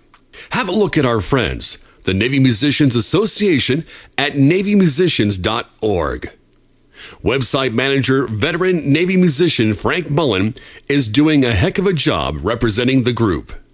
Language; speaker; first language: English; native; English